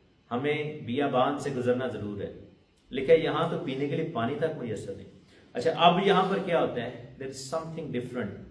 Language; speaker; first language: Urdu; non-native, local second language; Punjabi